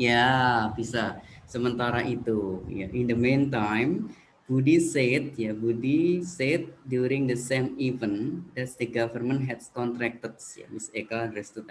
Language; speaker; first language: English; non-native, fluent; Indonesian